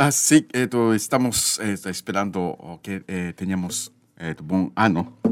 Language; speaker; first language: Portuguese; non-native, learner; Japanese